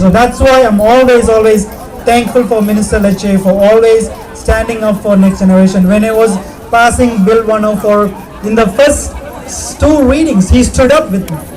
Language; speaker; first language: English; non-native, local second language; Tamil